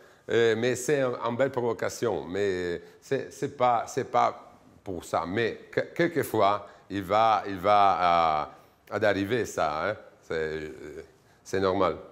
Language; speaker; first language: French; non-native, fluent; Italian